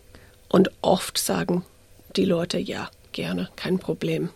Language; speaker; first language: German; non-native, fluent; English